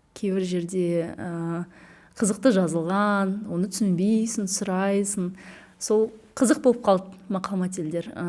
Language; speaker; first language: Kazakh; non-native, local second language; Chechen